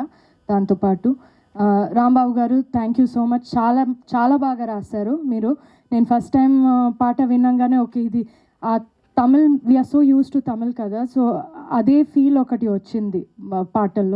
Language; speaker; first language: Telugu; non-native, local second language; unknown